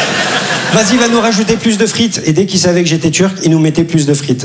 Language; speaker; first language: French; early bilingual, other home language; Turkish